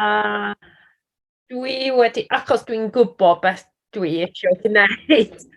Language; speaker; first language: Welsh; non-native, learner; English